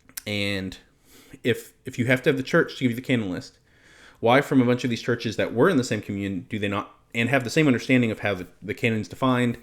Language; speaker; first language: English; native; English